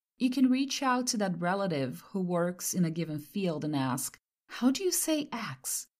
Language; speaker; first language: English; non-native, fluent; Portuguese